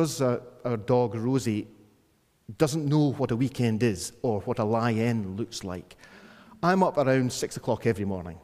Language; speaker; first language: English; native; English